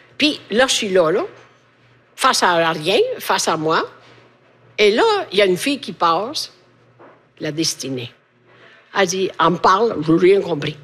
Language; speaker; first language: French; non-native, fluent; Italian